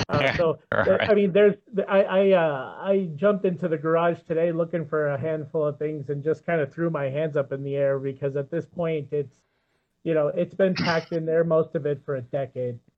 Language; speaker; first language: English; native; English